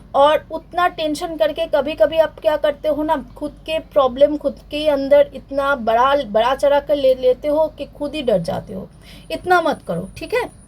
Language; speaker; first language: Hindi; non-native, local second language; Bangla